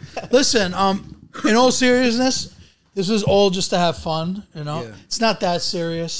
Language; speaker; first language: English; early bilingual, other home language; Italian